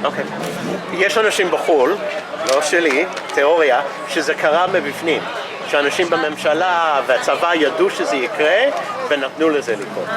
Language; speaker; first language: Hebrew; non-native, fluent; English